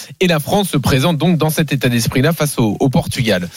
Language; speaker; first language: French; native; French